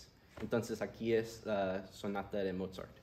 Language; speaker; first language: Spanish; early bilingual, heritage; Spanish